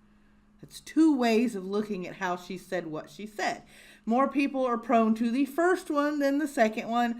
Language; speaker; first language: English; native; English